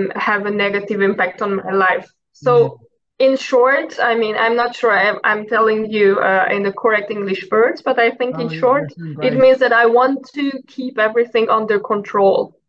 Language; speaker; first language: English; non-native, fluent; Hungarian